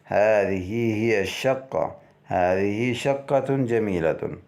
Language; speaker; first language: Arabic; non-native, fluent; Urdu